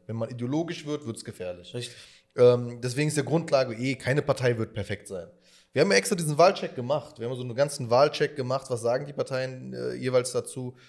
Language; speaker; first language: German; early bilingual, other home language; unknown